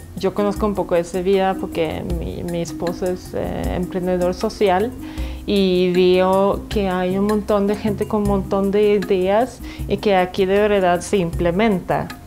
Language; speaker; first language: Spanish; non-native, fluent; Swedish